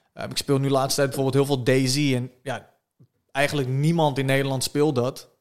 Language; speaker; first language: Dutch; early bilingual, other home language; Turkish